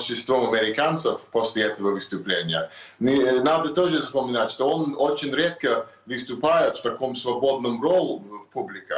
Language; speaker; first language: Russian; non-native, fluent; English